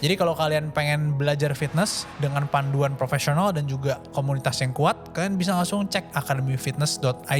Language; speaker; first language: Indonesian; native; Indonesian